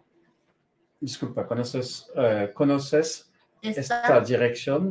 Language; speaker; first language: Spanish; non-native, learner; French